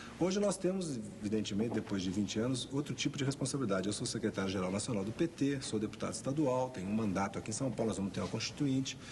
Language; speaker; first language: Portuguese; native; Portuguese